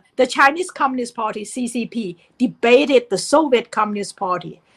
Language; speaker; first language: English; non-native, fluent; Chinese